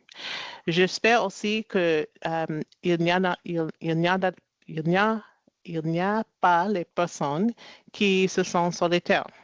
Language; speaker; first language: French; non-native, learner; English